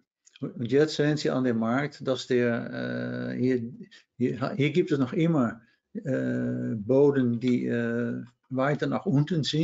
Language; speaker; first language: German; non-native, fluent; Dutch